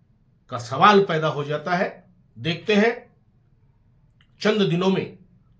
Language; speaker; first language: Hindi; native; Hindi